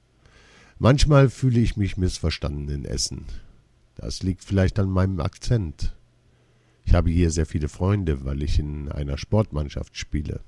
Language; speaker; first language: German; early bilingual, other home language; Russian